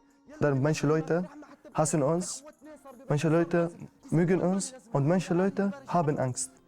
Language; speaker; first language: German; non-native, learner; Arabic